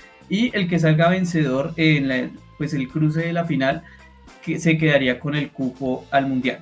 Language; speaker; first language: Spanish; native; Spanish